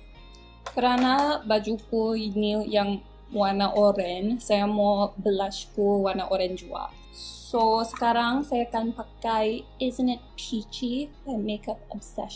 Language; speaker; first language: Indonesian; non-native, local second language; English